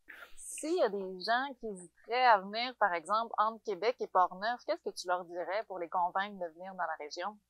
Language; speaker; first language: French; native; French